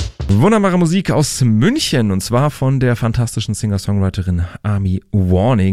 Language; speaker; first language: German; native; German